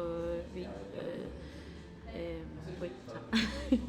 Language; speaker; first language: French; non-native, learner; Spanish